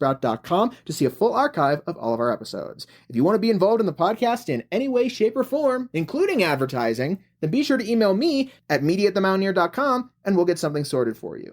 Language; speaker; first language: English; native; English